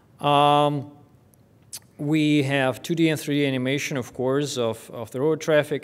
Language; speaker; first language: English; non-native, fluent; Russian